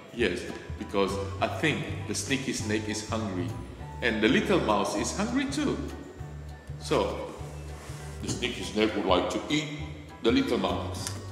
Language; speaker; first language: English; non-native, fluent; Indonesian